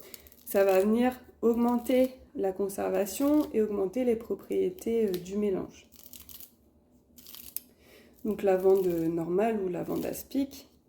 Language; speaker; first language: French; native; French